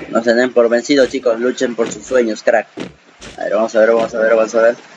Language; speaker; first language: Spanish; native; Spanish